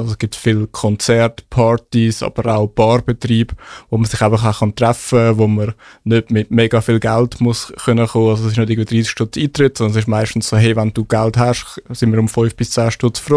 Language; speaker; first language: German; native; German